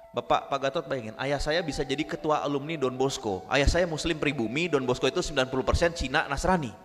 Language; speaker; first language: Indonesian; non-native, local second language; Minangkabau